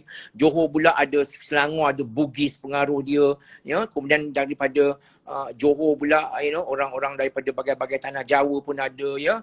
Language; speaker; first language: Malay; native; Malay